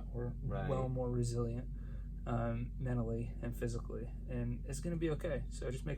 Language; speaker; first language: English; native; English